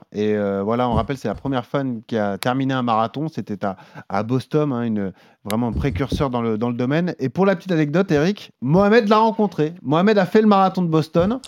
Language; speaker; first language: French; native; French